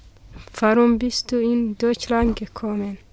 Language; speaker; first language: German; non-native, learner; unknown